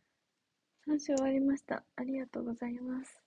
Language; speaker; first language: Japanese; native; Japanese